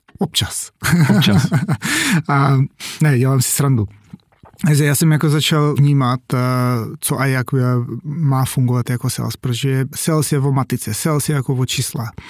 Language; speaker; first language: Czech; non-native, fluent; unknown